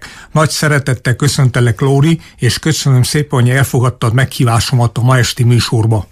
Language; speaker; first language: Hungarian; native; Hungarian